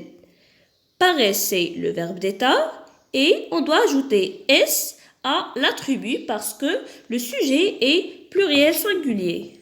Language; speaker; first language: French; non-native, local second language; Arabic